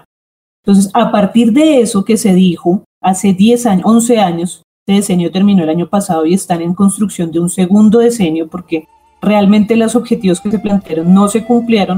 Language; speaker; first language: Spanish; native; Spanish